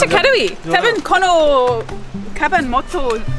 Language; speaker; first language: Japanese; non-native, learner; English